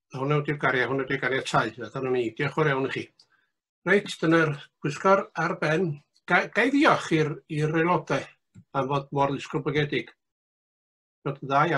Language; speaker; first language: Welsh; native; Welsh